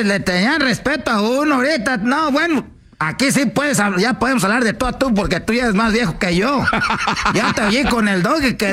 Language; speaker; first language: Spanish; native; Spanish